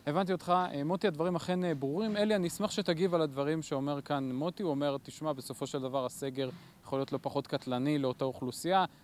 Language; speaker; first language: Hebrew; native; Hebrew